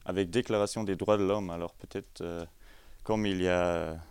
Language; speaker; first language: French; non-native, fluent; German